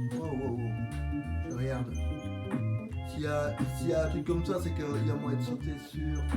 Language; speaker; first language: French; native; French